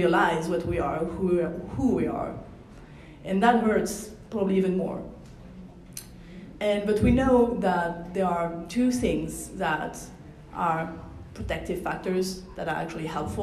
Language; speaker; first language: English; non-native, fluent; French